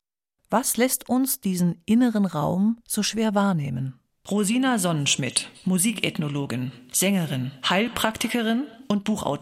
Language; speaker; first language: German; native; German